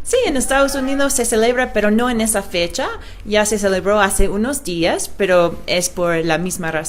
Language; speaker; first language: Spanish; non-native, fluent; English